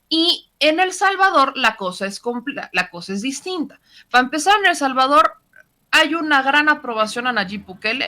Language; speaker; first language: Spanish; native; Spanish